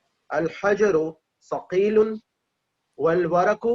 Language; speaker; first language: Arabic; non-native, learner; Urdu